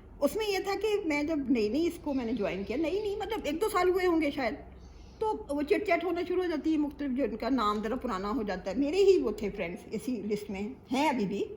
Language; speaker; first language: Urdu; native; Urdu